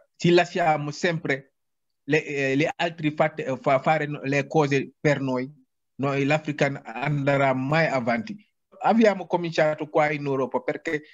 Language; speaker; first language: Italian; non-native, learner; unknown